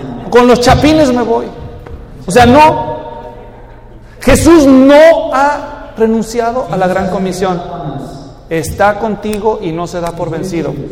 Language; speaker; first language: Spanish; native; Spanish